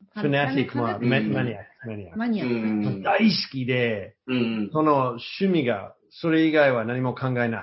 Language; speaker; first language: Japanese; non-native, learner; English